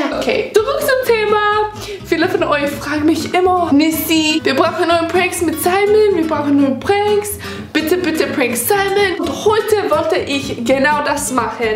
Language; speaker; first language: German; non-native, learner; English